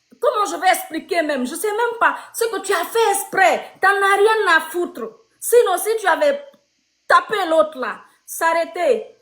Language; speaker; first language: French; non-native, local second language; Fula